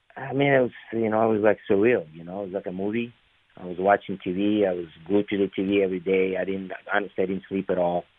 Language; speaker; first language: English; non-native, fluent; Ukrainian